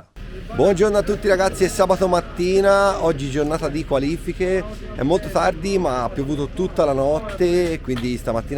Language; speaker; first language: Italian; native; Italian